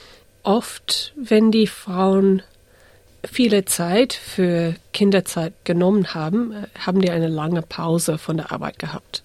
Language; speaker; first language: German; early bilingual, heritage; English